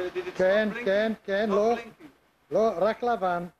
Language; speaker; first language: Hebrew; non-native, fluent; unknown